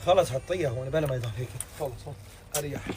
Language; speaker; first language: Arabic; native; Arabic